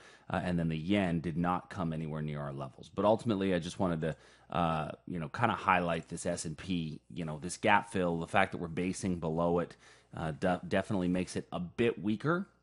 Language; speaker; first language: English; native; English